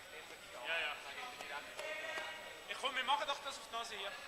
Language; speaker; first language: German; native; German